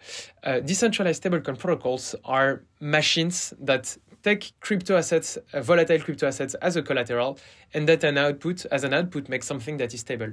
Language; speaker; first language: English; non-native, fluent; French